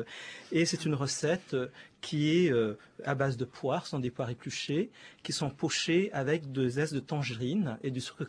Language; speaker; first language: French; native; French